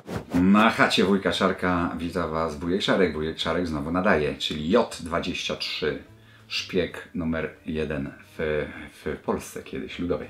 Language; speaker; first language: Polish; native; Polish